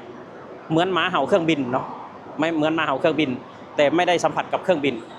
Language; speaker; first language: Thai; non-native, local second language; Lao